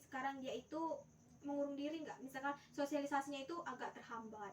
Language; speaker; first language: Indonesian; native; Indonesian